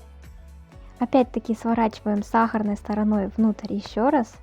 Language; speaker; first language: Russian; native; Russian